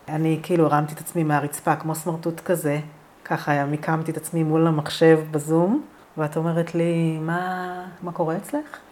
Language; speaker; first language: Hebrew; native; Hebrew